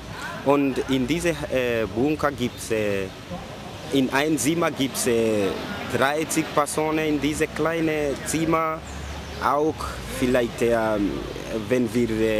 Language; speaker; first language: German; non-native, learner; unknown